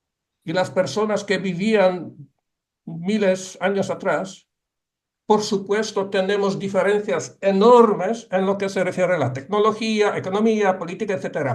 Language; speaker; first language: Spanish; non-native, fluent; Polish